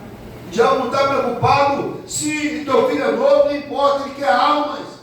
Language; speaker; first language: Portuguese; native; Portuguese